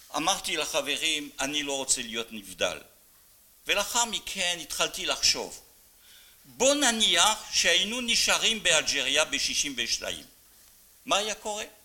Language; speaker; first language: Hebrew; non-native, fluent; French